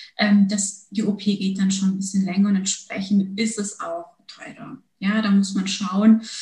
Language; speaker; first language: German; early bilingual, other home language; Turkish